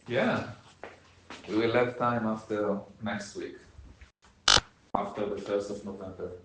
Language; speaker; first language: English; non-native, learner; Hebrew